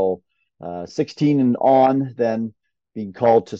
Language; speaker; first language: English; native; English